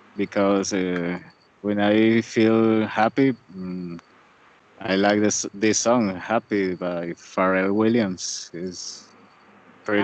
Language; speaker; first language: English; non-native, learner; Spanish